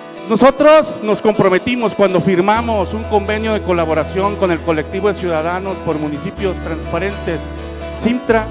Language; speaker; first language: Spanish; native; Spanish